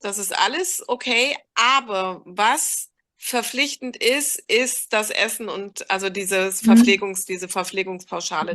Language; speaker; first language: German; native; German